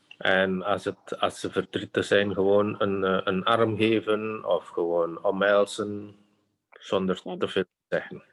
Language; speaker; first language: Dutch; non-native, fluent; Indonesian